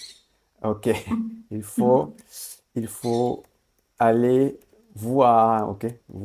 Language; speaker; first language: French; non-native, fluent; Sinhala